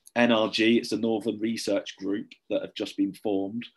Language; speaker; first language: English; native; English